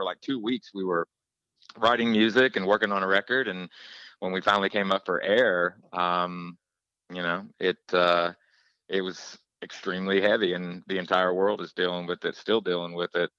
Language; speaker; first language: English; native; English